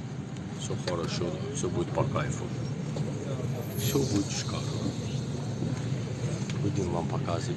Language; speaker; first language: Russian; non-native, fluent; Azerbaijani